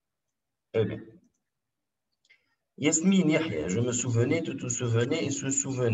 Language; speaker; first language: French; non-native, local second language; Arabic